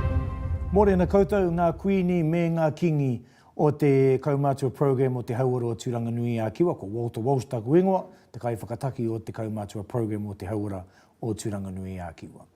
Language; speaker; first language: Māori; non-native, local second language; English